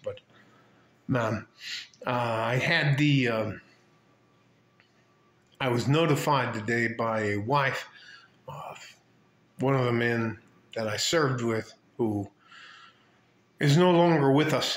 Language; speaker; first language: English; native; English